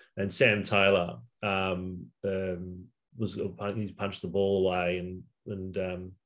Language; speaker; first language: English; native; English